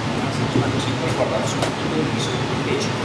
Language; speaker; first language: Spanish; native; Spanish